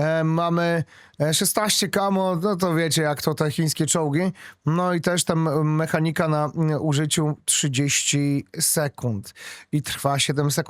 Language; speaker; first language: Polish; native; Polish